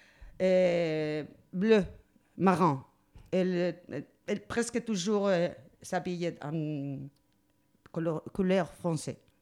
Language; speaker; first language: French; non-native, fluent; Spanish